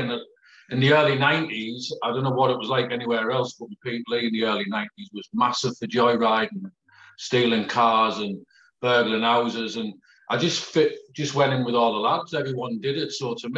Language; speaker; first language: English; native; English